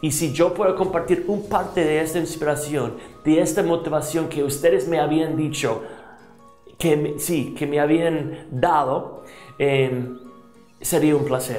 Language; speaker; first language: Spanish; non-native, fluent; English